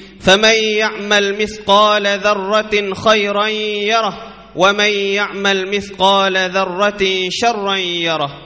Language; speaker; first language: Malay; native; Malay